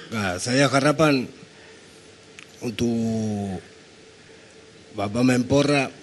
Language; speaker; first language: Indonesian; non-native, fluent; Spanish